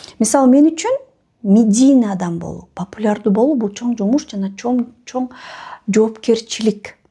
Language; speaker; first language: Kyrgyz; non-native, local second language; Russian